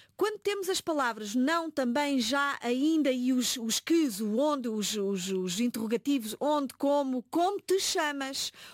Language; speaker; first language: Portuguese; native; Portuguese